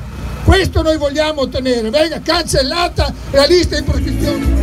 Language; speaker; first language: Italian; native; Italian